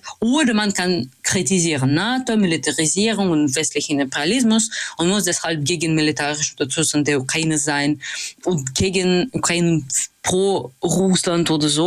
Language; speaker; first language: German; non-native, fluent; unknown